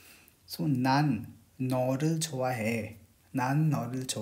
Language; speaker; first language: Korean; non-native, fluent; Hindi